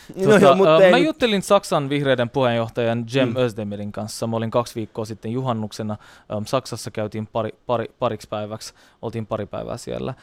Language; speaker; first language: Finnish; non-native, fluent; Turkish